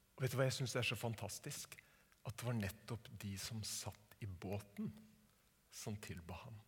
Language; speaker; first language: Norwegian; native; Norwegian